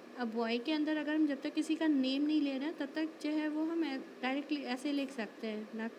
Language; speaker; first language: Hindi; native; Hindi